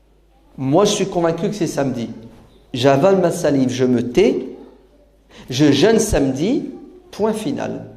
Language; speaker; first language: French; native; French